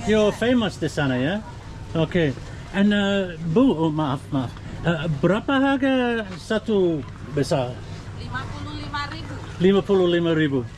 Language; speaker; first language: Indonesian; non-native, learner; English